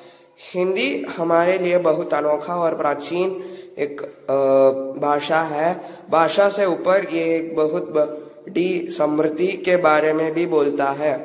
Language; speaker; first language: Hindi; non-native, local second language; Malayalam